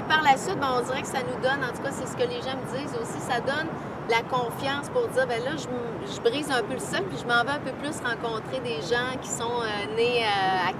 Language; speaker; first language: French; native; French